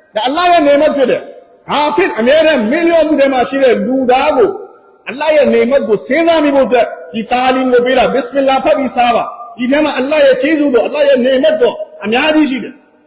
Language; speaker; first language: Burmese; native; Burmese